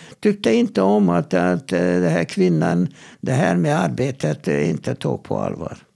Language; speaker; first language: Swedish; non-native, fluent; Hungarian